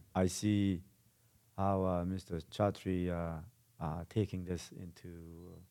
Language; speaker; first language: English; non-native, fluent; Korean